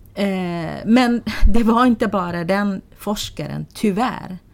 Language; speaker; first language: Swedish; non-native, fluent; Arabic